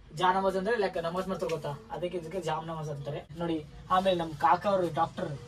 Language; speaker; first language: Kannada; non-native, local second language; Urdu